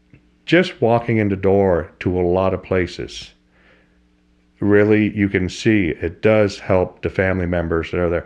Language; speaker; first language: English; native; English